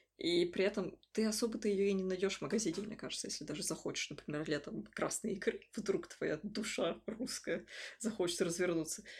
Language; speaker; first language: Russian; native; Russian